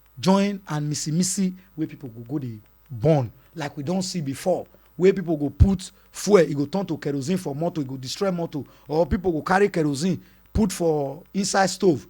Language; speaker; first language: Nigerian Pidgin; non-native, local second language; Bini